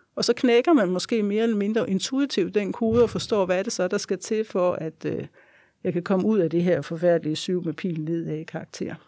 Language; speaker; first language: Danish; native; Danish